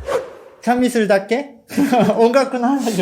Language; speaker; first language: Japanese; non-native, fluent; Korean